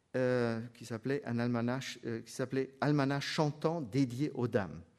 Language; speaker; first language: French; non-native, fluent; German